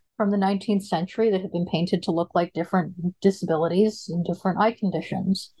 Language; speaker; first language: English; native; English